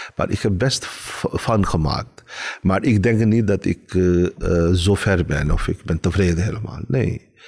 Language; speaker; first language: Dutch; non-native, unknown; Urdu